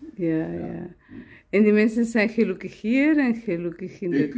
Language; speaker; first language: Dutch; non-native, learner; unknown